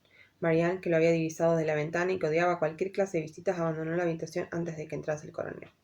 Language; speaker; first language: Spanish; native; Spanish